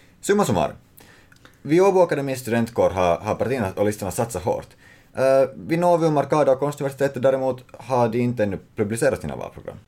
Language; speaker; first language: Swedish; native; Swedish